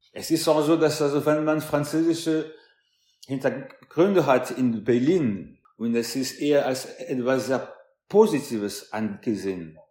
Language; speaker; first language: German; non-native, fluent; French